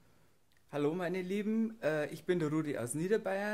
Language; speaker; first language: German; native; German